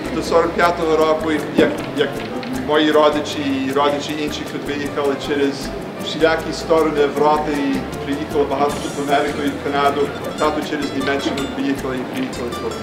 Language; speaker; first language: Ukrainian; early bilingual, heritage; Ukrainian